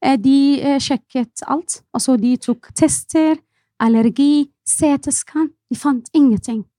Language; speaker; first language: Norwegian; non-native, fluent; Arabic